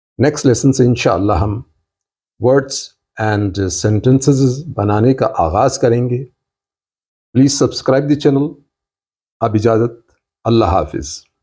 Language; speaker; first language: Urdu; native; Urdu